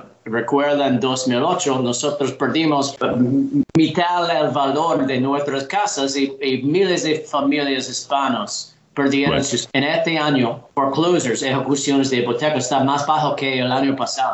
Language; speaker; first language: Spanish; non-native, learner; English